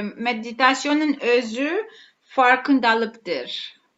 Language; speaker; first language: Turkish; non-native, learner; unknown